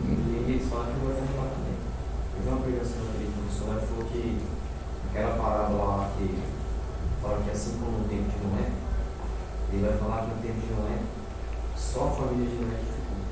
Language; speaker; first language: Portuguese; native; Portuguese